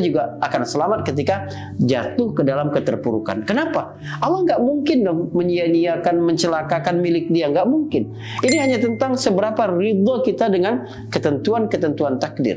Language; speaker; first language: Indonesian; native; Indonesian